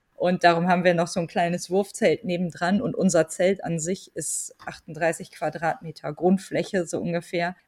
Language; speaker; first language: German; native; German